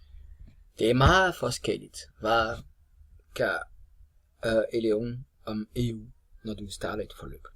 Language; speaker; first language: Danish; non-native, fluent; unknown